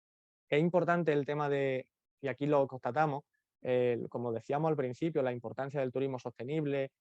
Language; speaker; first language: Spanish; native; Spanish